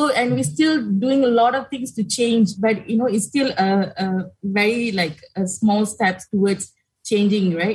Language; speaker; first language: English; non-native, local second language; Tamil